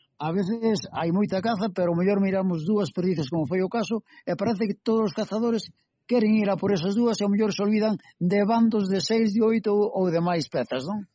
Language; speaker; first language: Galician; native; Galician